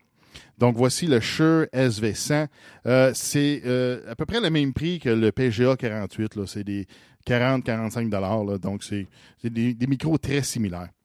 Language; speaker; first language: French; native; French